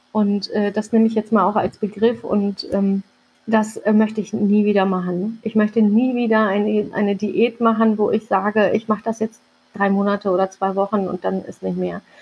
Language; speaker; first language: German; early bilingual, other home language; Turkish